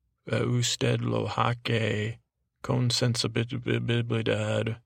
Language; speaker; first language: Spanish; non-native, learner; English